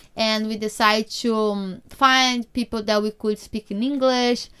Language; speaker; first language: English; non-native, learner; Portuguese